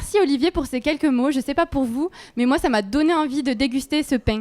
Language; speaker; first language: French; native; French